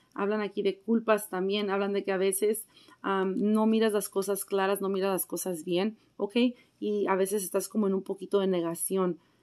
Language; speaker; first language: Spanish; early bilingual, heritage; Spanish